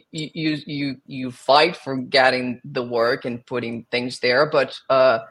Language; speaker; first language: English; non-native, fluent; Portuguese